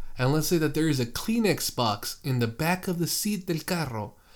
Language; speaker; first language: English; early bilingual, other home language; Spanish